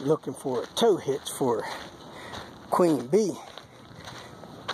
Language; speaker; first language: English; native; English